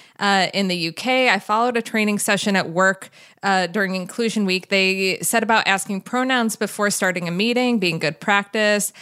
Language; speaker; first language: English; native; English